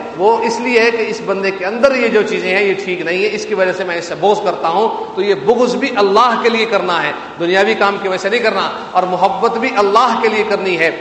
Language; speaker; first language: Urdu; native; Urdu